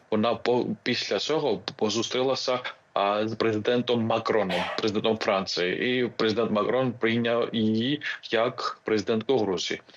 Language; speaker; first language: Ukrainian; non-native, fluent; Georgian